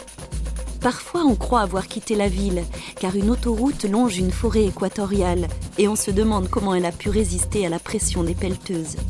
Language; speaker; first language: French; native; French